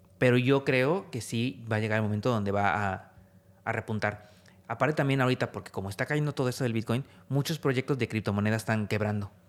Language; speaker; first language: Spanish; native; Spanish